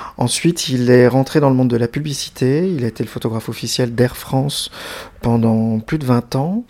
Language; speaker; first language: French; native; French